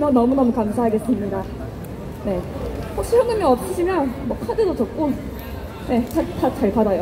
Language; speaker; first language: Korean; non-native, fluent; Japanese